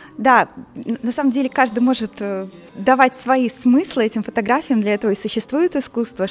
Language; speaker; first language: Russian; native; Russian